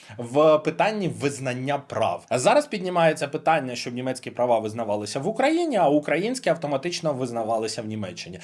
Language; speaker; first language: Ukrainian; non-native, local second language; Russian